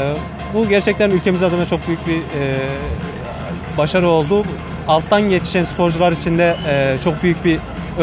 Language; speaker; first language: Turkish; native; Turkish